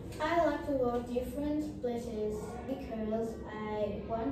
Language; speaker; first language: English; non-native, learner; Vietnamese